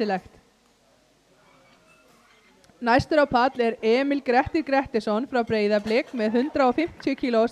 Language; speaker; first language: Icelandic; native; Icelandic